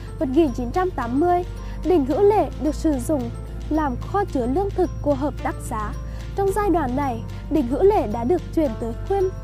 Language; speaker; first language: Vietnamese; native; Vietnamese